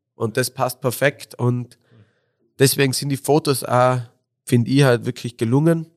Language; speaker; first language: German; native; German